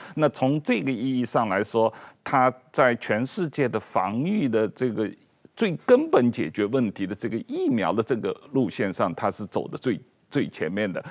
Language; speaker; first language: Chinese; native; Chinese